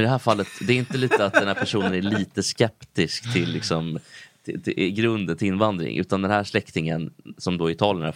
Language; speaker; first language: Swedish; native; Swedish